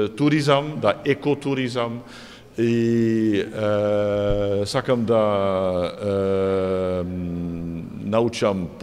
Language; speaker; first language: Macedonian; non-native, fluent; Dutch